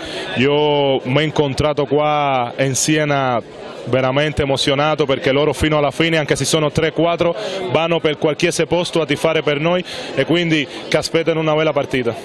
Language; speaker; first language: Italian; non-native, learner; Spanish